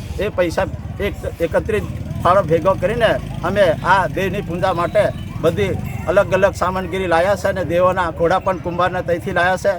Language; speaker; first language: Gujarati; non-native, local second language; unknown